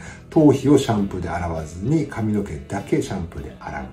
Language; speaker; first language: Japanese; native; Japanese